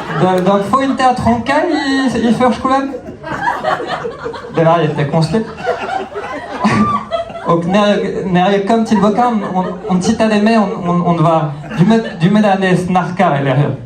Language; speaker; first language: Swedish; non-native, fluent; French